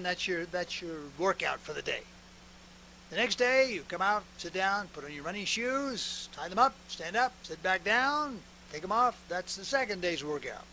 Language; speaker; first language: English; native; English